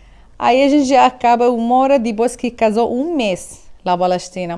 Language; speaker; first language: Portuguese; non-native, learner; Arabic